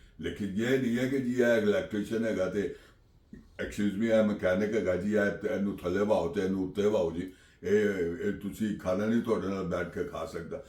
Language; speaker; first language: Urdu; non-native, local second language; Punjabi